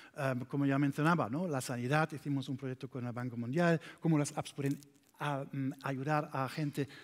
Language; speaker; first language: Spanish; non-native, fluent; German